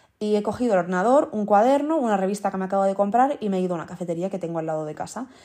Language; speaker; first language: Spanish; early bilingual, other home language; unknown